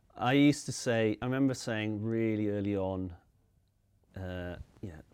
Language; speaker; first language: English; native; English